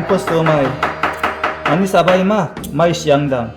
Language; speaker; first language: Thai; non-native, learner; Korean